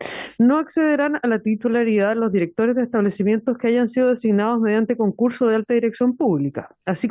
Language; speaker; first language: Spanish; native; Spanish